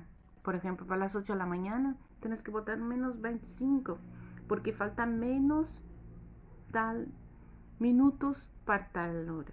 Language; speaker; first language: Spanish; non-native, fluent; Portuguese